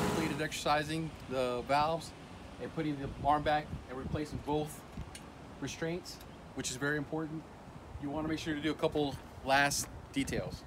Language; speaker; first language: English; native; English